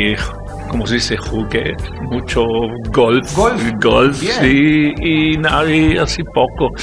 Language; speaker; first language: Spanish; non-native, learner; Italian